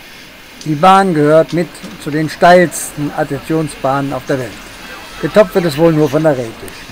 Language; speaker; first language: German; native; German